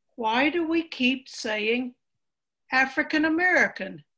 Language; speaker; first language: English; native; English